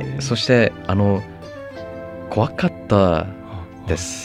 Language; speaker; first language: Japanese; non-native, learner; English